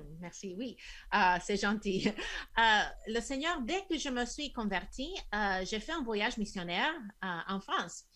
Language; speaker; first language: French; non-native, fluent; Spanish